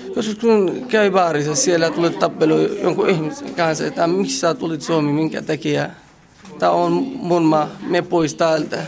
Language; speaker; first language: Finnish; non-native, learner; Arabic